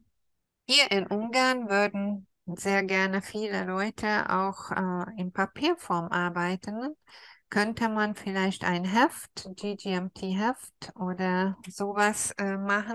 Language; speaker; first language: German; non-native, fluent; Hungarian